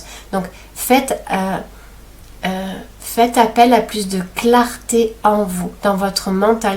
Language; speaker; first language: French; native; French